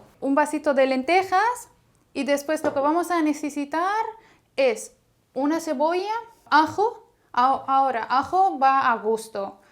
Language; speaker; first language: Spanish; non-native, fluent; Arabic